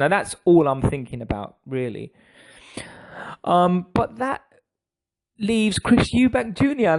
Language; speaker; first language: English; native; English